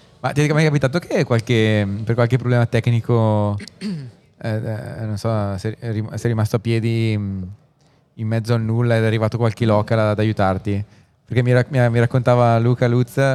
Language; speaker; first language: Italian; native; Italian